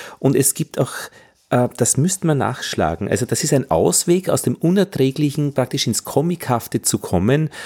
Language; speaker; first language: German; native; German